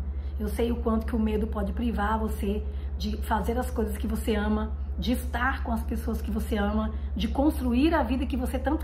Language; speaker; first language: Portuguese; native; Portuguese